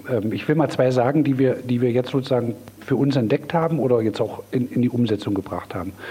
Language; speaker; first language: German; native; German